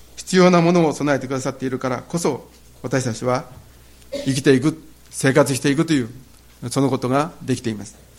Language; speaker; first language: Japanese; native; Japanese